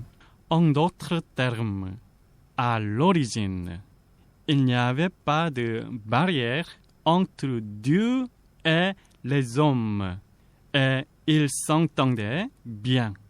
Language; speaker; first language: French; non-native, fluent; Korean